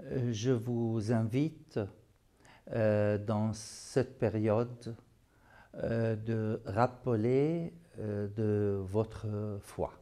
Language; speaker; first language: French; non-native, local second language; Arabic